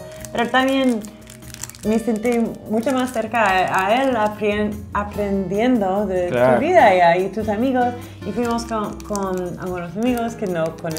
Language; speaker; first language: Spanish; non-native, learner; English